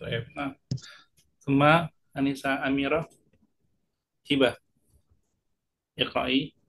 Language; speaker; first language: Arabic; non-native, fluent; Indonesian